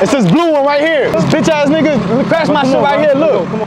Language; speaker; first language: English; native; English